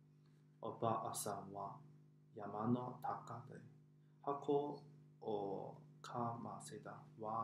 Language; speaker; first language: Japanese; non-native, learner; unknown